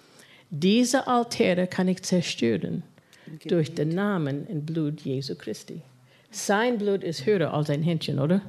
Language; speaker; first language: German; non-native, fluent; English